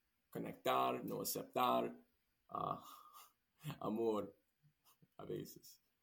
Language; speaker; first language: Spanish; non-native, learner; English